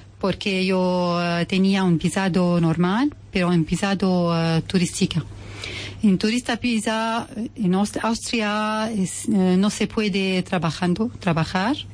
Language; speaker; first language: Spanish; non-native, learner; Arabic